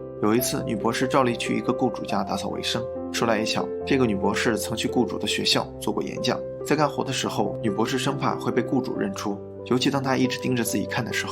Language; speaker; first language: Chinese; native; Chinese